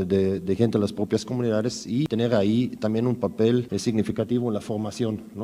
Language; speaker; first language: Spanish; native; Spanish